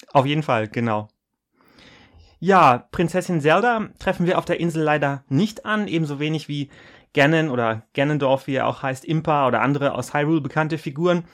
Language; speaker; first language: German; native; German